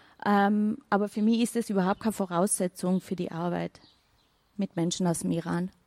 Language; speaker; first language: German; non-native, fluent; Persian